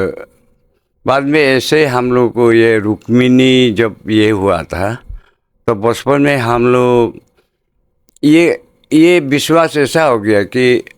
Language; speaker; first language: Hindi; non-native, local second language; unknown